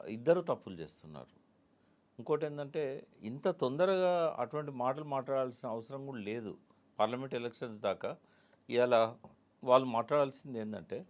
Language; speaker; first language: Telugu; native; Telugu